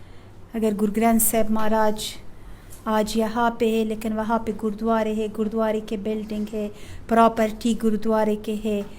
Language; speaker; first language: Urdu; non-native, fluent; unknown